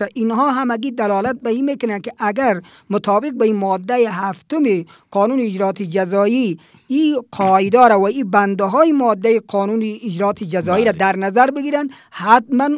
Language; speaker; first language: Persian; native; Persian